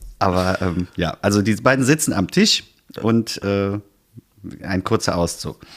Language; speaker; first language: German; native; German